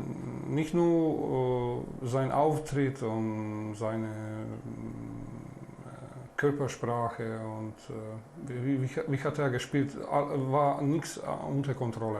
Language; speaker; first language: German; non-native, fluent; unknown